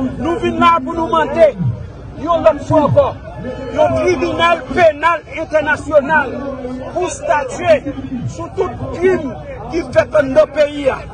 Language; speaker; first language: Haitian Creole; native; Haitian Creole